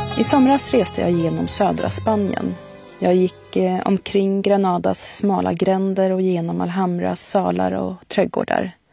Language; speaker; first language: Swedish; early bilingual, other home language; Arabic